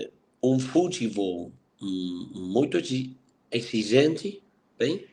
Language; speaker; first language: Portuguese; non-native, fluent; Spanish